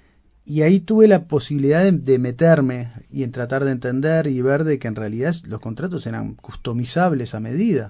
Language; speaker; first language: Spanish; native; Spanish